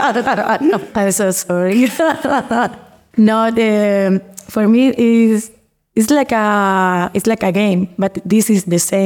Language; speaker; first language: English; non-native, learner; Spanish